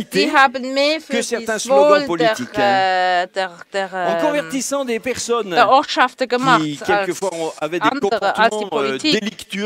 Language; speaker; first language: German; non-native, fluent; French